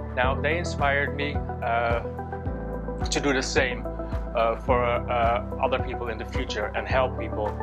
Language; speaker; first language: English; non-native, fluent; Dutch